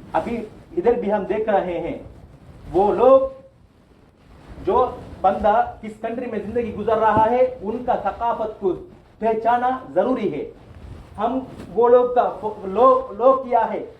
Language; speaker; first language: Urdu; non-native, local second language; Tamil